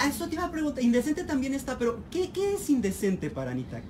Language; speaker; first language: Spanish; native; Spanish